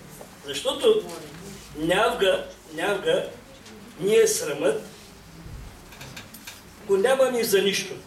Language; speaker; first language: Bulgarian; non-native, local second language; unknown